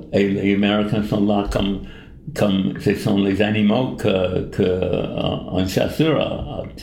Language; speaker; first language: French; non-native, fluent; English